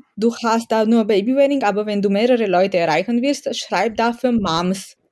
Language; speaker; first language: German; non-native, fluent; Romanian